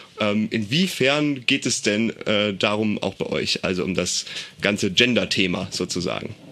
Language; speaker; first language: German; native; German